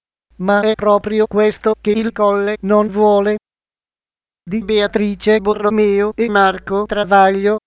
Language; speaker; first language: Italian; native; Italian